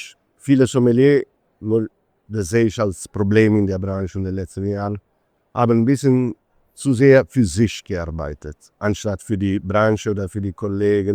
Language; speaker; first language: German; non-native, fluent; Italian